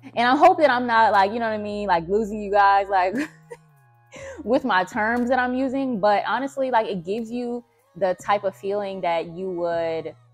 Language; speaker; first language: English; native; English